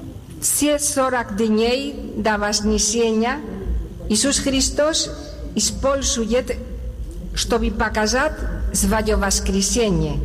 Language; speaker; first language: Russian; non-native, learner; Spanish